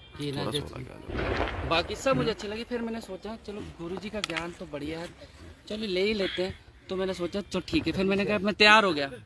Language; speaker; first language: Hindi; non-native, local second language; Nepali